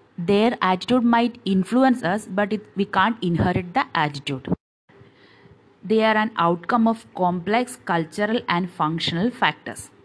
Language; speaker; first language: English; non-native, local second language; Malayalam